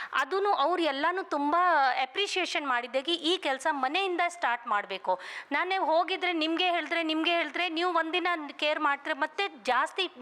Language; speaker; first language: Kannada; non-native, local second language; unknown